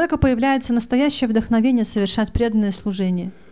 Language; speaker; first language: Russian; native; Russian